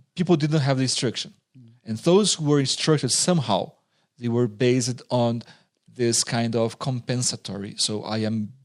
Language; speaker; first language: English; non-native, fluent; Portuguese